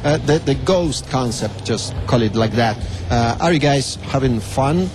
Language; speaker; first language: English; non-native, fluent; Spanish